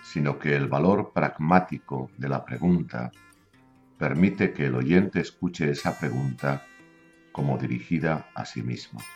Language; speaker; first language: Spanish; native; Spanish